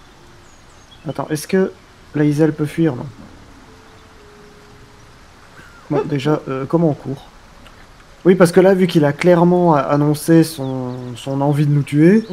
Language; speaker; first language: French; native; French